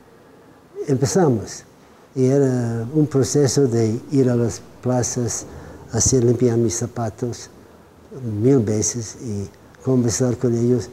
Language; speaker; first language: Spanish; non-native, fluent; English